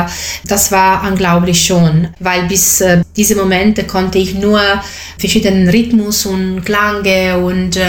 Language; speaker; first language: German; non-native, learner; Italian